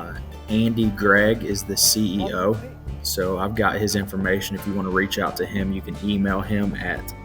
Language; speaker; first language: English; native; English